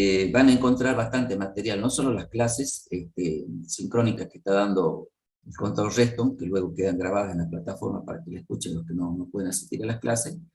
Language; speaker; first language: Spanish; native; Spanish